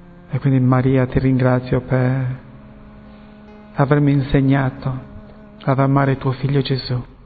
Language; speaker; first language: Italian; native; Italian